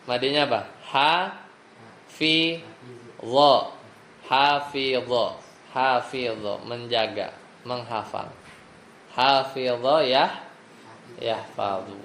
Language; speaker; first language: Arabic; non-native, fluent; Indonesian